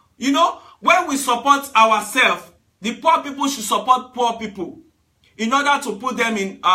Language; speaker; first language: English; non-native, local second language; Yoruba